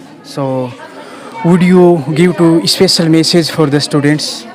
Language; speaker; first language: English; non-native, local second language; Hindi